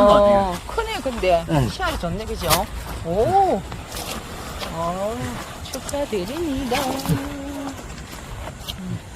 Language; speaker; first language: Korean; native; Korean